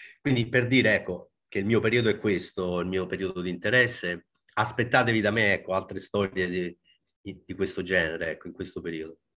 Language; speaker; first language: Italian; native; Italian